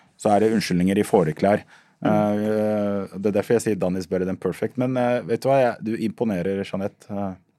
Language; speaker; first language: Norwegian; early bilingual, other home language; Arabic